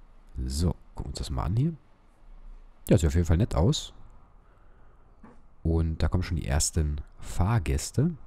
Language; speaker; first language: German; native; German